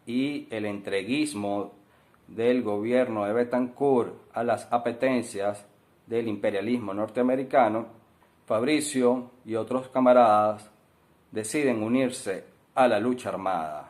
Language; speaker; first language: Spanish; native; Spanish